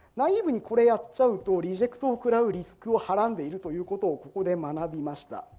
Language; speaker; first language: Japanese; native; Japanese